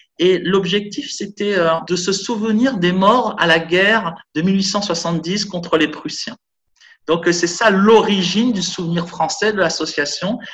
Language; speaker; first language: French; native; French